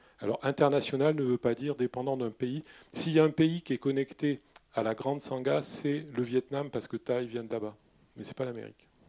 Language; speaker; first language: French; native; French